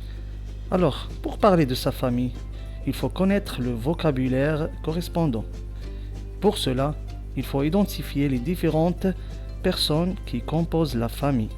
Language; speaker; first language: French; non-native, local second language; Arabic